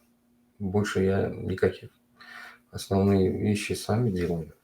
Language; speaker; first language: Russian; non-native, local second language; Uzbek